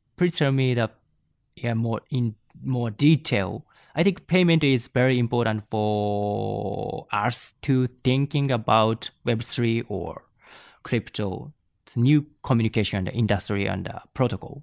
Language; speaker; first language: English; non-native, learner; Japanese